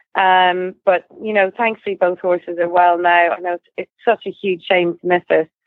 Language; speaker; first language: English; native; English